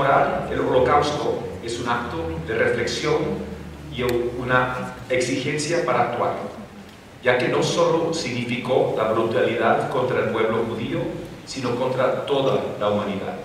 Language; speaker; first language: Spanish; non-native, fluent; English